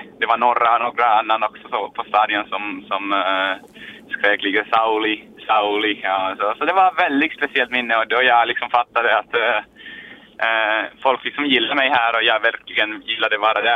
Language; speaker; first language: Swedish; non-native, learner; Finnish